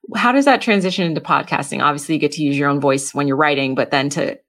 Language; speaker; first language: English; native; English